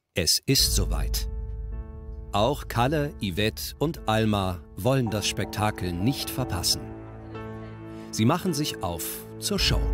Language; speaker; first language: German; native; German